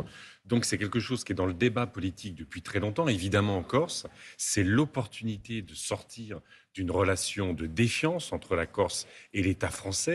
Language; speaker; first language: French; native; French